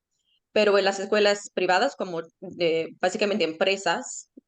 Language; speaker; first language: Spanish; early bilingual, heritage; Spanish